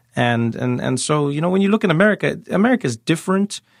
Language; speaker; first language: English; native; English